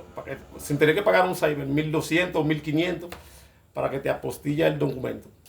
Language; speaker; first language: Spanish; non-native, fluent; Haitian Creole